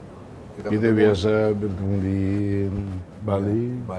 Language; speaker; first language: Indonesian; non-native, fluent; Tetum